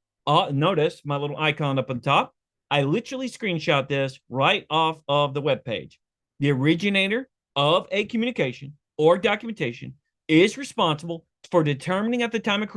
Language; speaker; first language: English; native; English